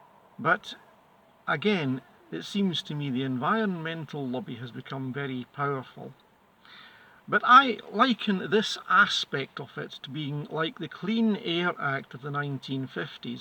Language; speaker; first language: English; native; English